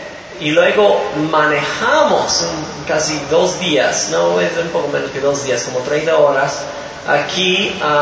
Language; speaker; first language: Spanish; non-native, fluent; English